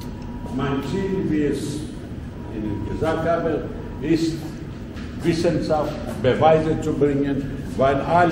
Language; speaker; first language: German; non-native, fluent; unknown